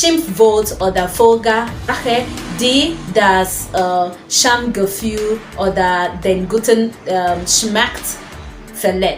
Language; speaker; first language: German; non-native, fluent; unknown